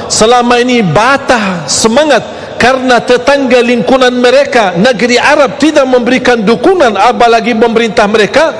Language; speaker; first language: Malay; non-native, fluent; Arabic